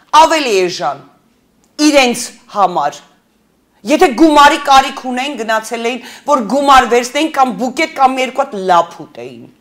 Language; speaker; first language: Armenian; early bilingual, heritage; Armenian